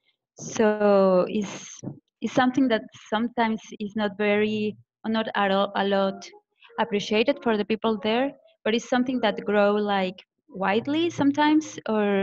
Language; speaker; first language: English; non-native, fluent; Spanish